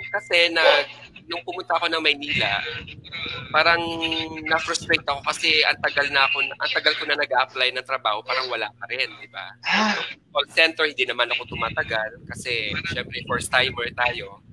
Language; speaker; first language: Filipino; non-native, local second language; Hiligaynon